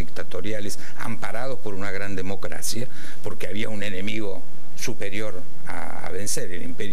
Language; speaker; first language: Spanish; native; Spanish